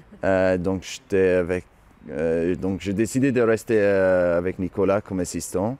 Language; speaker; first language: French; non-native, fluent; English